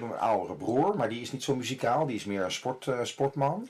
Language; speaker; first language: Dutch; native; Dutch